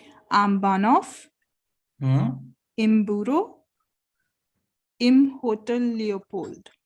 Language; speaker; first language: German; non-native, learner; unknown